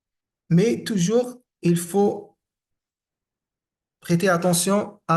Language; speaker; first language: French; non-native, local second language; Arabic